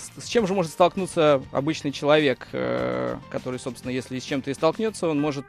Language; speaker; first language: Russian; native; Russian